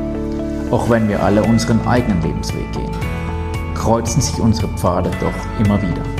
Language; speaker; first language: German; native; German